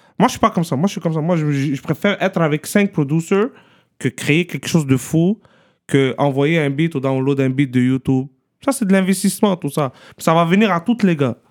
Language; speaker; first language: French; early bilingual, other home language; Arabic